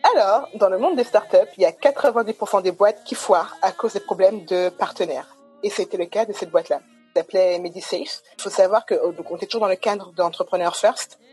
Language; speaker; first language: French; native; French